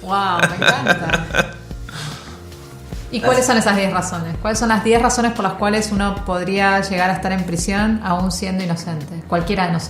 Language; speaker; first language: Spanish; native; Spanish